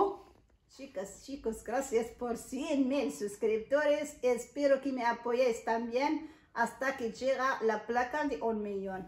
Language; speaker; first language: Spanish; non-native, learner; Arabic